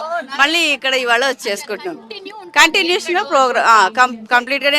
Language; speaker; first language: Telugu; native; Telugu